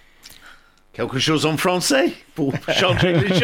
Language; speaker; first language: French; non-native, fluent; English